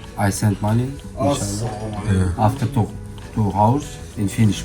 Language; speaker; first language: English; non-native, learner; Kyrgyz